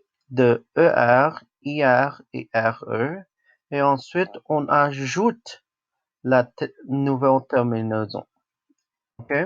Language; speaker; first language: French; non-native, local second language; English